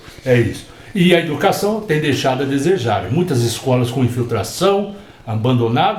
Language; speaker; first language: Portuguese; native; Portuguese